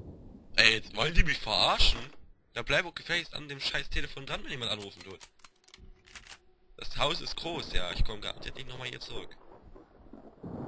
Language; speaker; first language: German; native; German